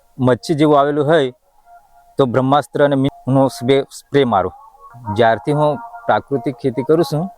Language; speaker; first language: Gujarati; non-native, local second language; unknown